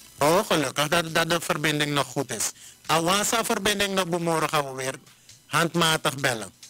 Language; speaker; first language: Dutch; native; Dutch